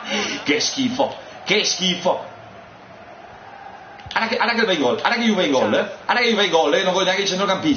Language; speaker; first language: Italian; native; Italian